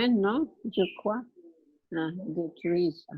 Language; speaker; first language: French; non-native, learner; English